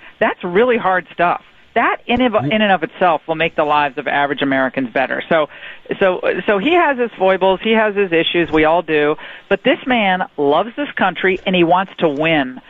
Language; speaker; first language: English; native; English